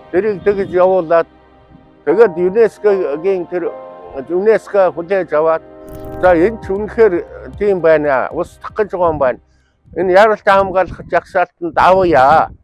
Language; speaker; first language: Mongolian; native; Mongolian